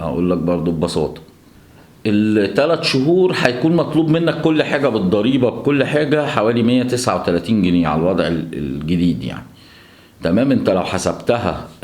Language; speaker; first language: Arabic; native; Arabic